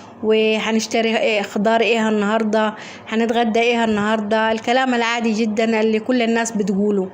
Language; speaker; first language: Arabic; native; Arabic